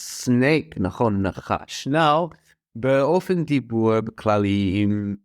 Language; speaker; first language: Hebrew; non-native, fluent; English